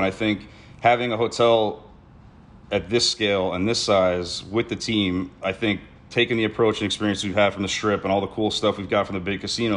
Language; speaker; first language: English; native; English